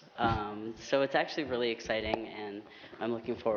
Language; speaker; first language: English; native; English